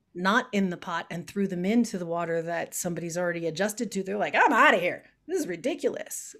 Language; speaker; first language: English; native; English